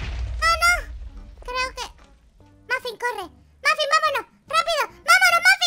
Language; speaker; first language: Spanish; native; Spanish